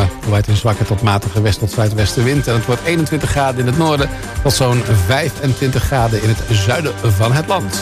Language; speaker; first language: Dutch; native; Dutch